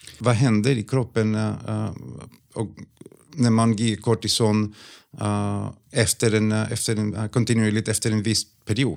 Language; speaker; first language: Swedish; non-native, fluent; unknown